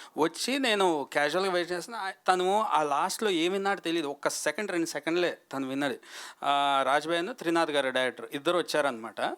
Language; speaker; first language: Telugu; native; Telugu